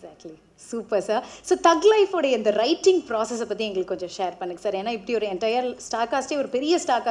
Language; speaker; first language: Tamil; native; Tamil